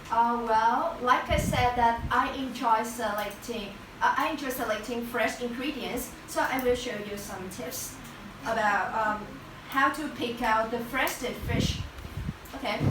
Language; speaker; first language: English; non-native, learner; Vietnamese